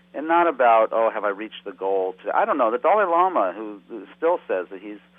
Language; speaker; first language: English; native; English